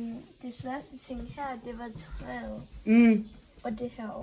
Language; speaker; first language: Danish; native; Danish